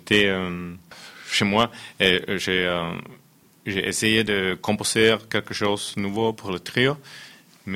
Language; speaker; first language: French; non-native, fluent; Finnish